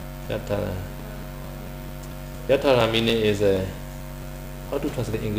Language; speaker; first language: English; non-native, learner; Burmese